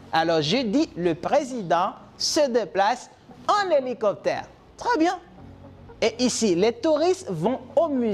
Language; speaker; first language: French; non-native, fluent; Spanish